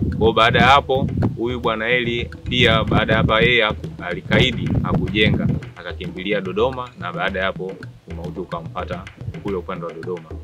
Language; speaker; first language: Swahili; native; Swahili